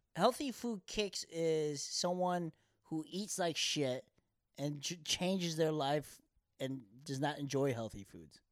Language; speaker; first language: English; early bilingual, other home language; Korean